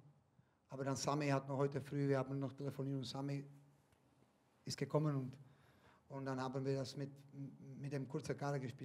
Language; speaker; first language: German; non-native, fluent; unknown